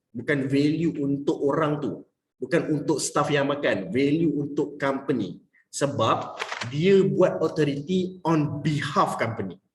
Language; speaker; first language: Malay; native; Malay